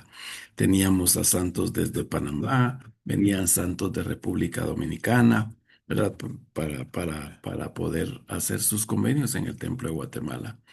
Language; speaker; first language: Spanish; native; Spanish